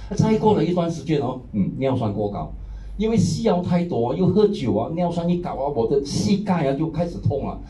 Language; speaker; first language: Chinese; non-native, local second language; Hakka Chinese